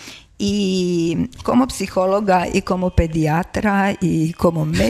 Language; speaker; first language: Spanish; non-native, fluent; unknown